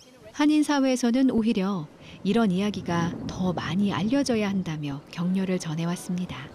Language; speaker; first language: Korean; native; Korean